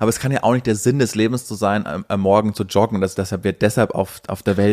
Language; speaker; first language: German; native; German